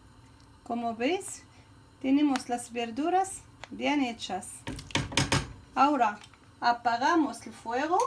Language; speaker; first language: Spanish; non-native, fluent; Arabic